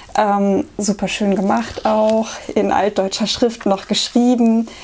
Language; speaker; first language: German; native; German